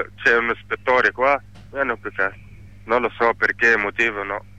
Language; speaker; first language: Italian; non-native, learner; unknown